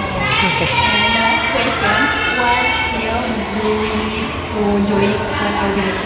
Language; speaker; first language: English; non-native, learner; Indonesian